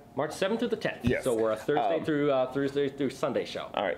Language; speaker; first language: English; native; English